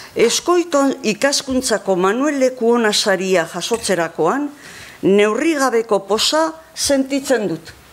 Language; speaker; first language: Basque; native; Basque